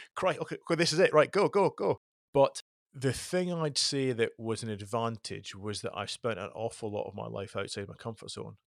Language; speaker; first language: English; native; English